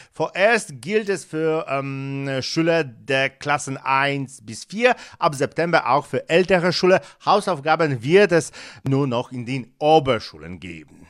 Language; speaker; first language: German; non-native, fluent; Polish